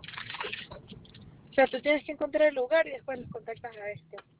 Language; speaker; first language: Spanish; early bilingual, heritage; Spanish